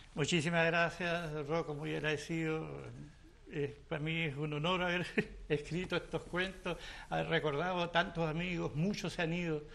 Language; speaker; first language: Spanish; native; Spanish